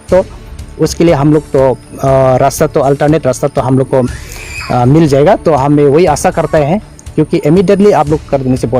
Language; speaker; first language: Hindi; non-native, local second language; Karbi